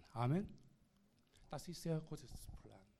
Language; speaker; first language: German; non-native, learner; Korean